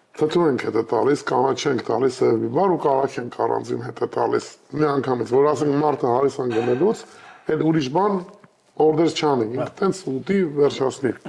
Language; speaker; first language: Armenian; native; Armenian